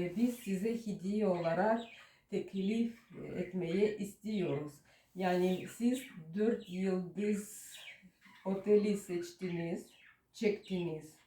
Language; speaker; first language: Turkish; non-native, learner; Russian